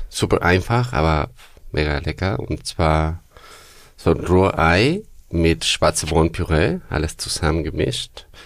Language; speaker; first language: German; non-native, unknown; Spanish